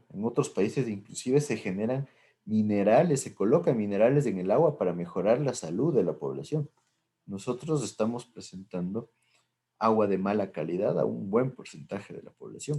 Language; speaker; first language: Spanish; native; Spanish